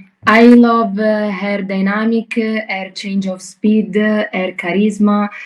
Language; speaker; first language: English; non-native, learner; Italian